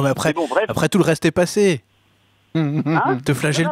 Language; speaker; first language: French; native; French